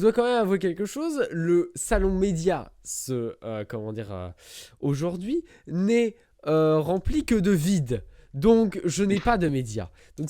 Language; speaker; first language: French; native; French